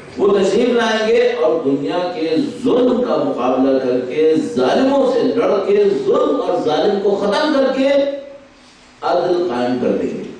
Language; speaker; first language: Urdu; native; Urdu